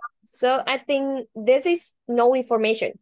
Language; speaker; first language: English; non-native, learner; Vietnamese